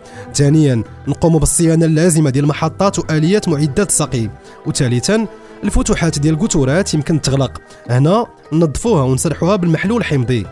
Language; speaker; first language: Arabic; native; Arabic